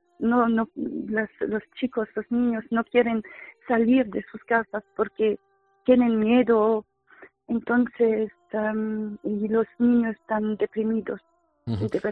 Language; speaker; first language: Spanish; non-native, fluent; Arabic